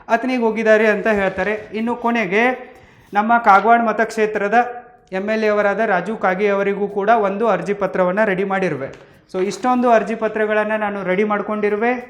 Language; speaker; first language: Kannada; native; Kannada